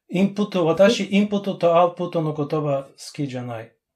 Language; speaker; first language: Japanese; non-native, learner; Bulgarian